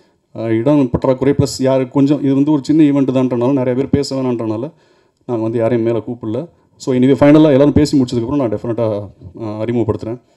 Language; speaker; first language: Tamil; native; Tamil